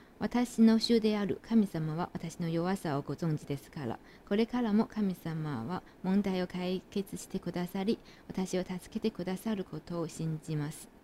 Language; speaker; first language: Japanese; non-native, fluent; Chinese